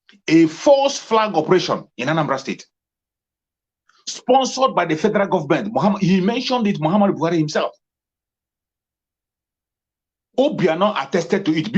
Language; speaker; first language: English; non-native, local second language; Igbo